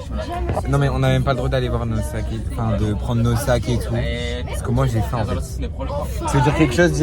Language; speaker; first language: French; native; French